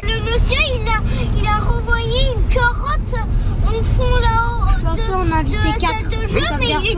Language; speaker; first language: French; native; French